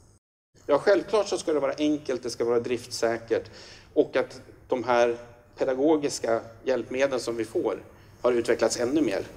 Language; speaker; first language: Swedish; native; Swedish